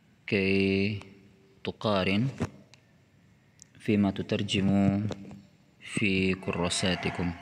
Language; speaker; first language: Arabic; non-native, fluent; Indonesian